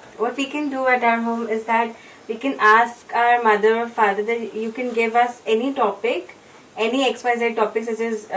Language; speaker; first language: English; non-native, local second language; Hindi